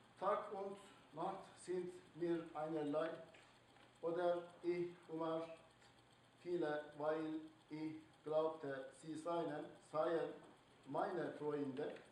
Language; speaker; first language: German; non-native, learner; Turkish